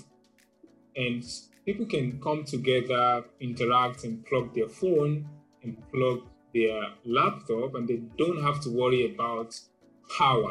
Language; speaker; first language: English; non-native, local second language; Yoruba